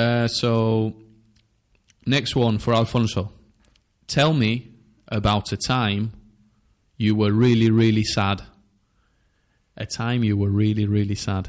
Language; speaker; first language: English; native; English